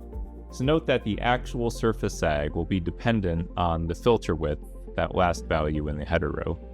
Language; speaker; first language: English; native; English